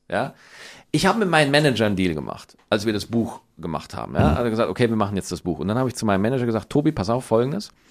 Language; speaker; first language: German; native; German